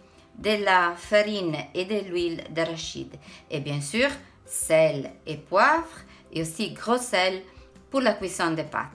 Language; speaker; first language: French; non-native, fluent; Italian